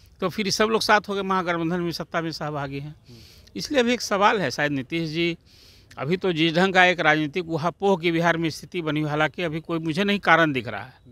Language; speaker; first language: Hindi; native; Hindi